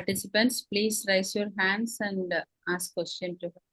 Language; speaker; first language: English; non-native, local second language; Malayalam